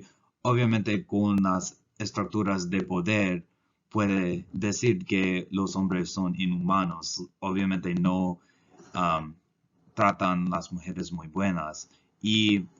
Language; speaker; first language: Spanish; non-native, learner; English